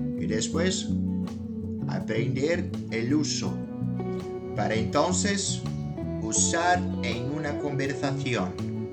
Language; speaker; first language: Spanish; non-native, fluent; Portuguese